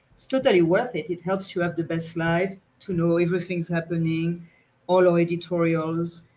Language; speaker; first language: English; non-native, fluent; French